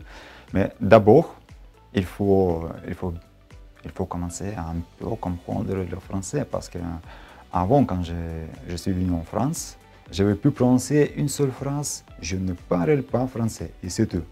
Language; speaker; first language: French; non-native, learner; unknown